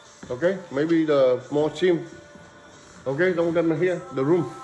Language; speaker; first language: English; non-native, learner; Vietnamese